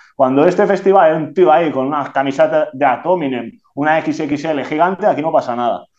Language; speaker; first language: Spanish; non-native, local second language; Catalan